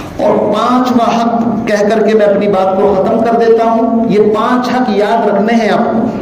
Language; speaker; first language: Urdu; native; Urdu